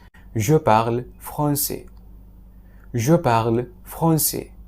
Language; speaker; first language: French; non-native, fluent; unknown